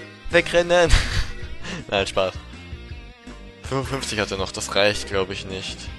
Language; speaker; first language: German; native; German